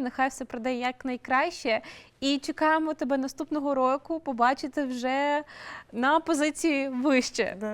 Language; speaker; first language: Ukrainian; native; Ukrainian